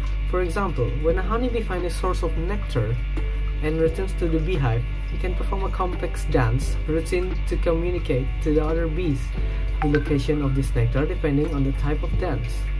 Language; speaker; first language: English; non-native, fluent; Indonesian